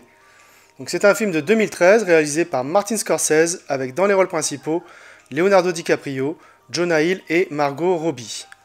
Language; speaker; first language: French; native; French